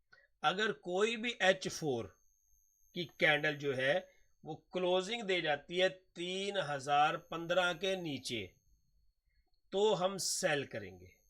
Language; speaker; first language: Hindi; non-native, local second language; Punjabi